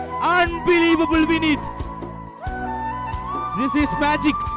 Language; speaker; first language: English; non-native, local second language; Malayalam